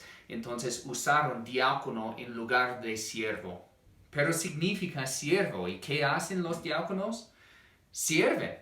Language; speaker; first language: Spanish; non-native, fluent; English